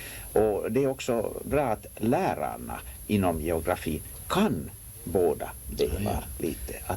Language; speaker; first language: Swedish; non-native, local second language; Finnish